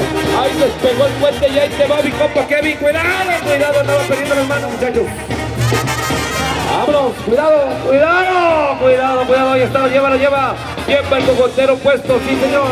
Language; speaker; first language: Spanish; native; Spanish